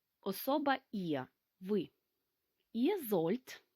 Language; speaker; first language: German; non-native, fluent; Ukrainian